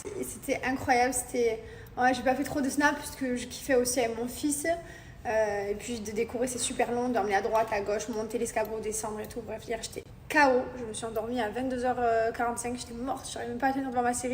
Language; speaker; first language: French; native; French